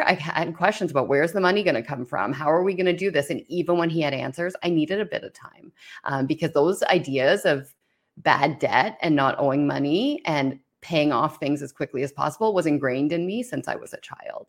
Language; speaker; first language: English; native; English